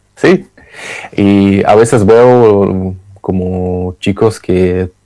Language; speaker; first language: Spanish; non-native, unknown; Russian